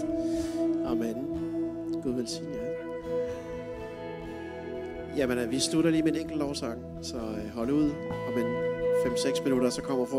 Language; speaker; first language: Danish; native; Danish